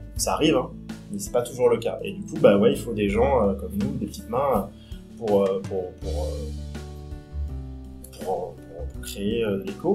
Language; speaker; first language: French; native; French